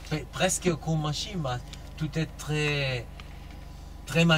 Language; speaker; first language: French; non-native, learner; Spanish